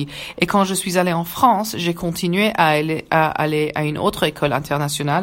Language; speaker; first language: French; early bilingual, other home language; Persian